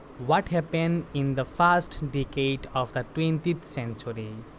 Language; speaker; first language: English; non-native, local second language; Bangla